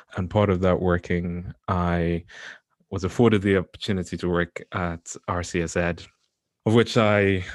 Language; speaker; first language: English; non-native, local second language; Yoruba